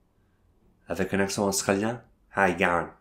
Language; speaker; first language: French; non-native, fluent; English